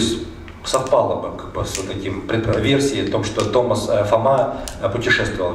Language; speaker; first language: Russian; native; Russian